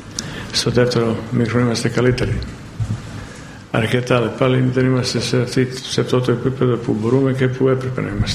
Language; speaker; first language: Greek; non-native, fluent; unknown